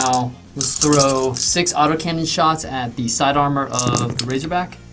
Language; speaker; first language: English; native; English